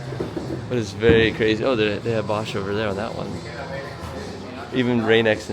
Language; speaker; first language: English; native; English